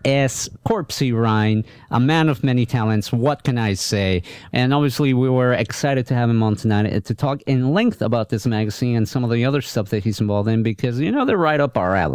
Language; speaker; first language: English; native; English